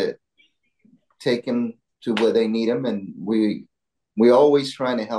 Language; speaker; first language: English; non-native, learner; Spanish